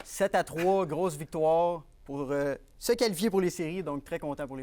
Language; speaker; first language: French; native; French